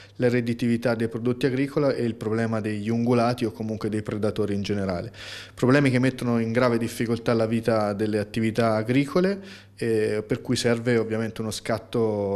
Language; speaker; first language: Italian; native; Italian